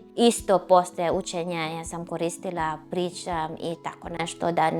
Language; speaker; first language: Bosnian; non-native, fluent; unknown